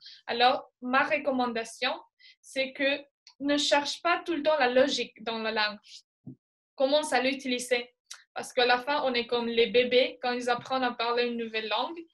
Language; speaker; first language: French; non-native, fluent; Spanish